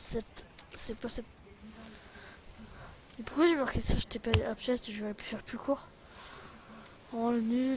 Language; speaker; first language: French; native; French